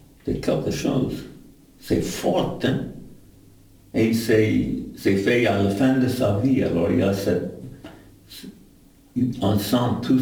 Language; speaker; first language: French; non-native, fluent; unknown